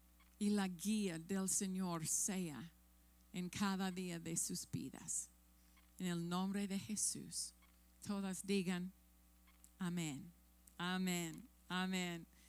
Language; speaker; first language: Spanish; non-native, fluent; English